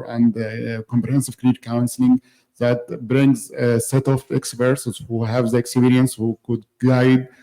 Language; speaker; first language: English; non-native, fluent; Arabic